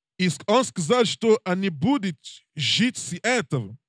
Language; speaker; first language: Russian; non-native, learner; English